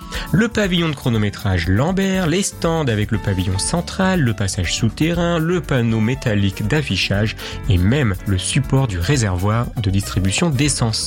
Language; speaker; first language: French; native; French